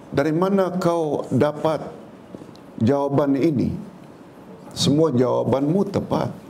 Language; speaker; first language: Malay; native; Malay